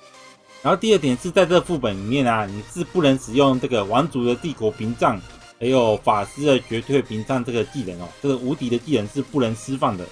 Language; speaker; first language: Chinese; native; Chinese